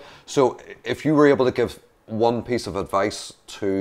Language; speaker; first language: English; native; English